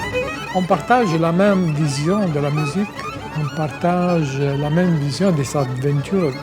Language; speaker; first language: French; non-native, fluent; Italian